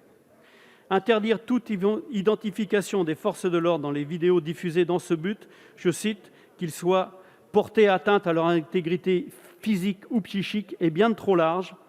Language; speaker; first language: French; native; French